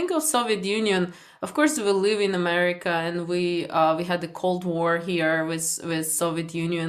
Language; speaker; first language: English; non-native, fluent; Ukrainian